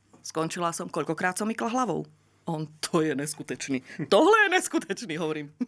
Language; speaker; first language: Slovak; native; Slovak